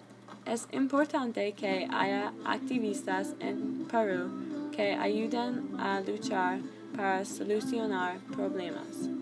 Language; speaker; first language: Spanish; non-native, learner; English